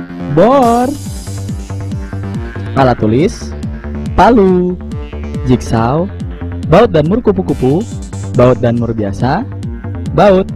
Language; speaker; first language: Indonesian; native; Indonesian